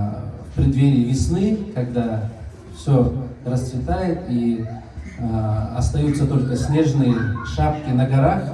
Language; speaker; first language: Russian; non-native, local second language; Kyrgyz